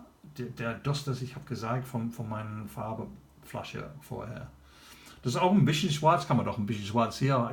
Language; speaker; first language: German; non-native, learner; English